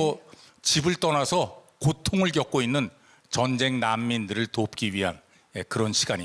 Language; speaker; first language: Korean; native; Korean